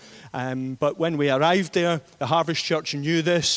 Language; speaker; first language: English; native; English